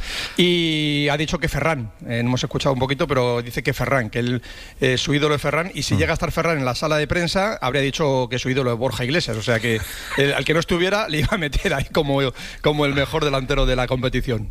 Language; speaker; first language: Spanish; native; Spanish